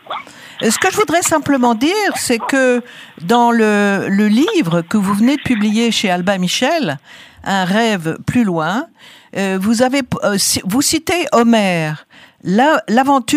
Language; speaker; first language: French; native; French